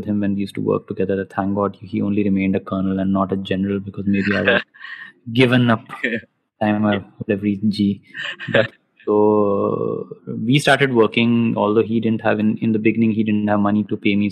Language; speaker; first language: English; non-native, local second language; Hindi